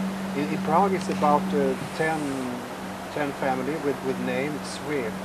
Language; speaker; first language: English; non-native, fluent; Swedish